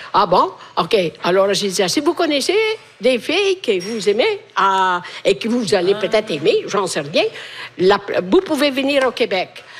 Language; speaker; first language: French; native; French